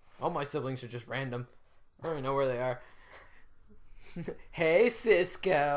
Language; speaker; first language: English; native; English